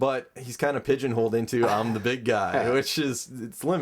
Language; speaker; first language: English; native; English